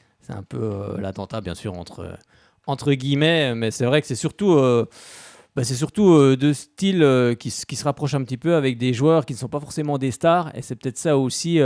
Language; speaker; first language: French; native; French